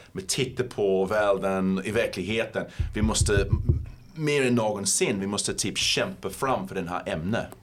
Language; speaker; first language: Swedish; non-native, fluent; English